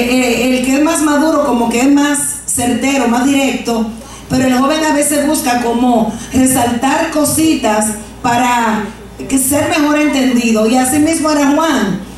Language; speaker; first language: Spanish; native; Spanish